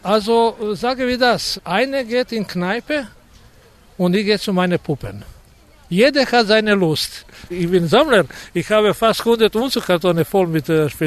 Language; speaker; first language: German; non-native, learner; Croatian